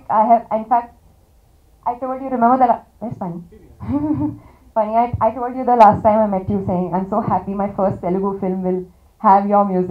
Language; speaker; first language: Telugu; non-native, learner; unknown